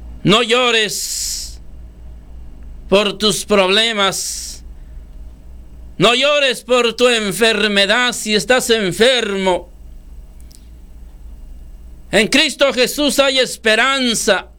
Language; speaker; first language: Spanish; native; Spanish